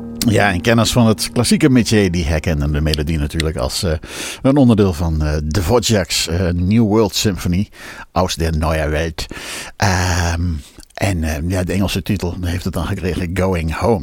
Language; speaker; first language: Dutch; native; Dutch